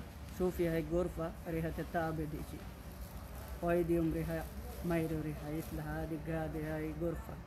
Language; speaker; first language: Arabic; non-native, learner; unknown